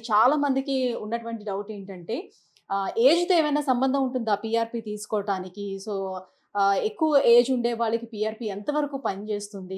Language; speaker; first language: Telugu; native; Telugu